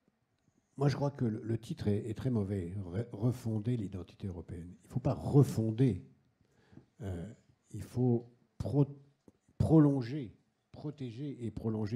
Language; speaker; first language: French; native; French